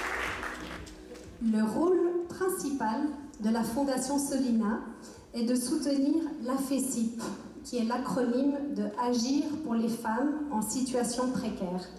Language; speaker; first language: French; native; French